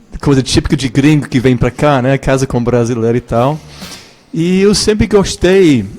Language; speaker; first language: Portuguese; non-native, fluent; English